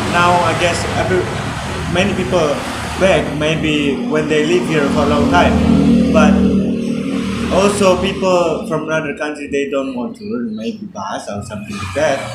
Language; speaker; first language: English; non-native, learner; Indonesian